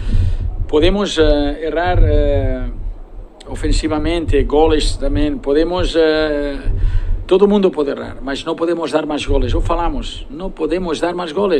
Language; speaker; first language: Portuguese; non-native, fluent; Spanish